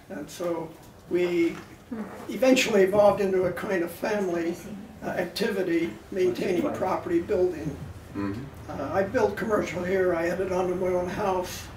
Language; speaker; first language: English; native; English